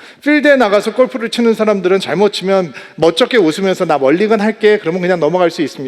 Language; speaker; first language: Korean; native; Korean